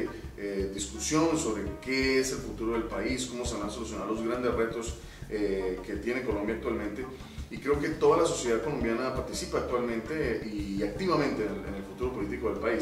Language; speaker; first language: Spanish; native; Spanish